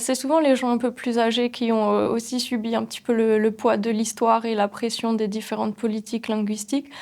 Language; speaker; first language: French; non-native, local second language; Swiss German